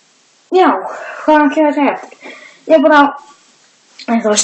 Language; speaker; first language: Icelandic; non-native, learner; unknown